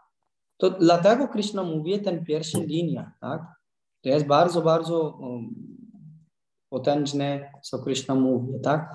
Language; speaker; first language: Polish; non-native, learner; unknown